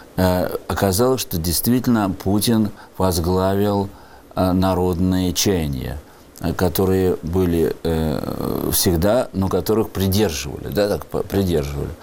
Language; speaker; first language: Russian; native; Russian